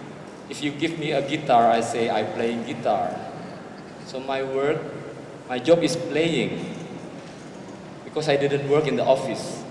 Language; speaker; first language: English; non-native, learner; Indonesian